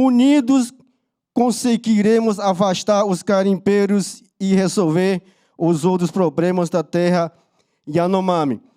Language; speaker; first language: Portuguese; non-native, local second language; Yanomámi